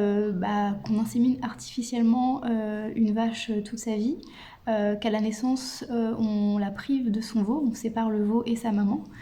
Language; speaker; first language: French; native; French